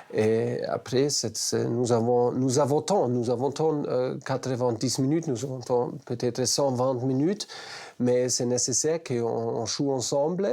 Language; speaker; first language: French; non-native, fluent; German